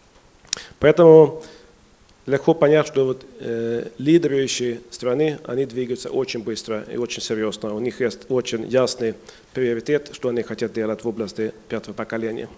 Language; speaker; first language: Russian; non-native, fluent; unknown